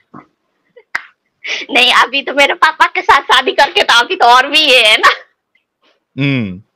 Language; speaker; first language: Hindi; non-native, local second language; Nepali